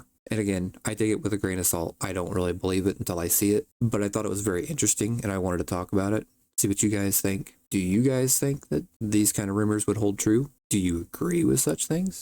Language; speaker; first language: English; native; English